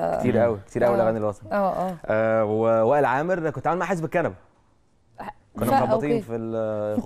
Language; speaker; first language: Arabic; native; Arabic